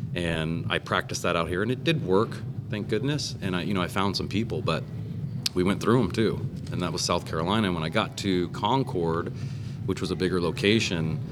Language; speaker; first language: English; native; English